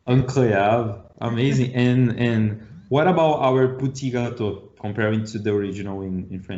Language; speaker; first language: English; non-native, learner; Portuguese